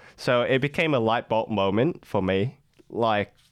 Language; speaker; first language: English; non-native, fluent; Vietnamese